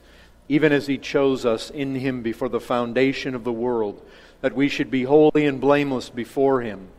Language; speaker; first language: English; native; English